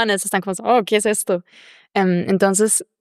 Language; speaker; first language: Spanish; non-native, fluent; German